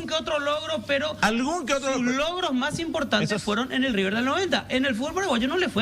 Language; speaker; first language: Spanish; native; Spanish